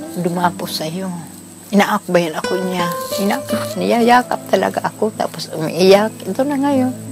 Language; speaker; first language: Filipino; non-native, local second language; Cebuano